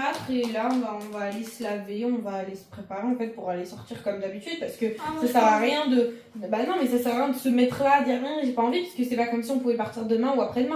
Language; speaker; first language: French; native; French